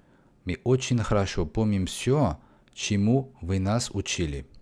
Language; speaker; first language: Russian; non-native, learner; French